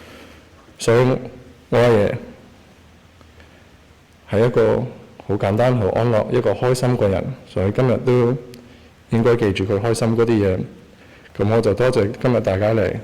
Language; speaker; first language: Cantonese; early bilingual, heritage; Cantonese